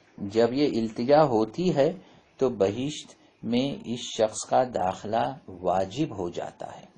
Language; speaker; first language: Urdu; native; Urdu